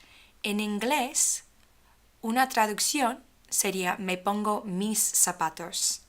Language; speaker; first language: Spanish; non-native, fluent; English